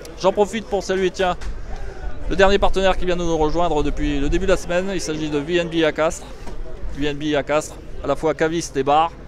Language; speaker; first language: French; native; French